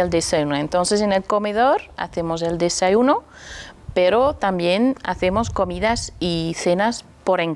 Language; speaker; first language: Spanish; non-native, learner; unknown